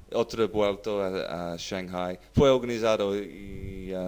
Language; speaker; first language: Spanish; non-native, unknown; English